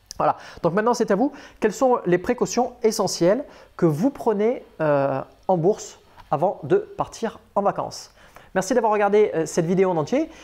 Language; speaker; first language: French; native; French